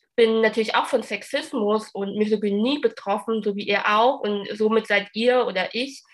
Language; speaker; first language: German; early bilingual, other home language; Vietnamese